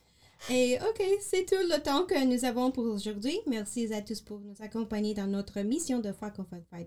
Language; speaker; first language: French; non-native, learner; English